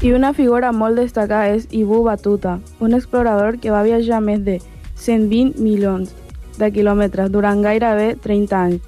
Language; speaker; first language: Catalan; non-native, learner; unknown